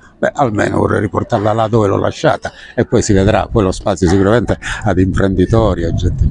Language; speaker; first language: Italian; native; Italian